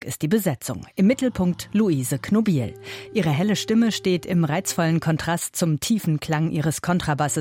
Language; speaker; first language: German; native; German